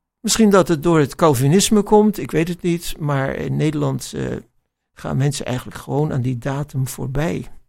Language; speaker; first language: Dutch; native; Dutch